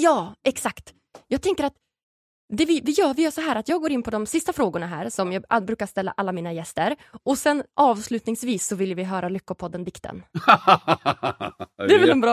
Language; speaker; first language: Swedish; native; Swedish